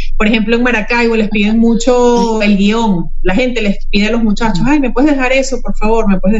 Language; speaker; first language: Spanish; native; Spanish